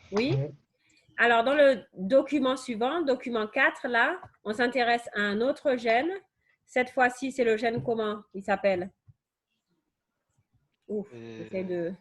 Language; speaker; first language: French; native; French